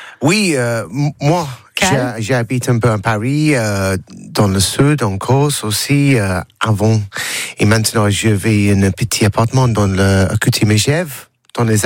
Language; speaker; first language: French; non-native, learner; English